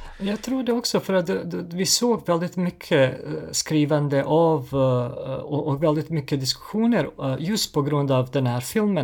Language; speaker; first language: Swedish; non-native, fluent; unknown